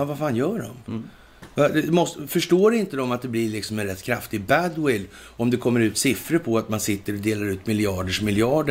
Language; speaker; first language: Swedish; native; Swedish